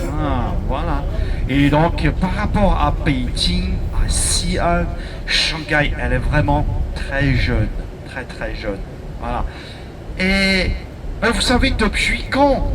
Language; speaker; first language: French; non-native, fluent; Chinese